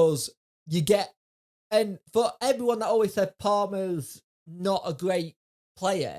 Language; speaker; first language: English; native; English